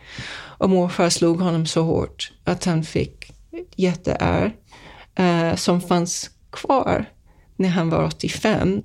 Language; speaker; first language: Swedish; non-native, fluent; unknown